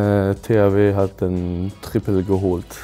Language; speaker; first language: German; non-native, learner; Swedish